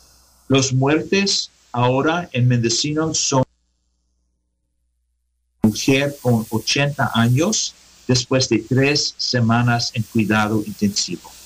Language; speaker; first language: Spanish; non-native, learner; English